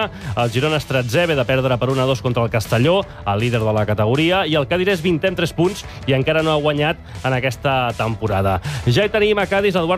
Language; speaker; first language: Catalan; native; Catalan